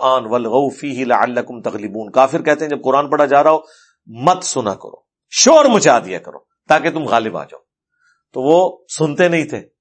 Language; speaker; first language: Urdu; non-native, local second language; Punjabi